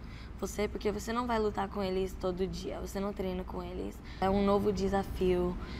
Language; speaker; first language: Portuguese; early bilingual, heritage; Portuguese